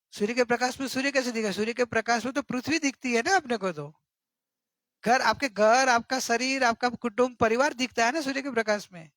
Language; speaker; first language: Hindi; non-native, local second language; Gujarati